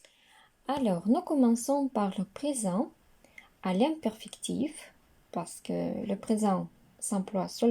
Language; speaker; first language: French; non-native, fluent; Russian